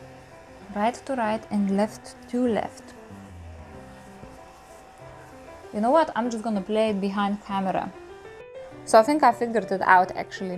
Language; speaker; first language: English; non-native, fluent; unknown